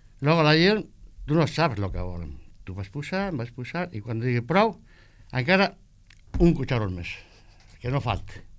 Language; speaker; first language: Catalan; non-native, local second language; Spanish